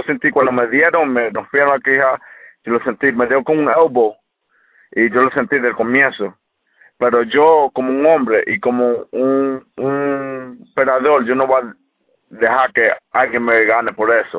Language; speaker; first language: Spanish; early bilingual, heritage; English